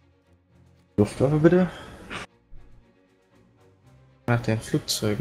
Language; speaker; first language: German; native; German